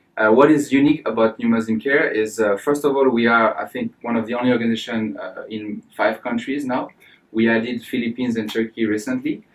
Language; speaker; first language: English; non-native, fluent; French